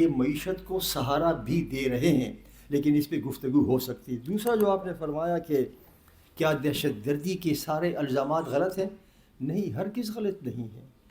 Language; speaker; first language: Urdu; non-native, local second language; Northern Hindko